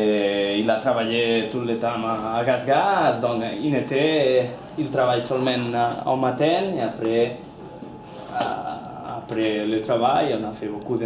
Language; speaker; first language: French; non-native, learner; Spanish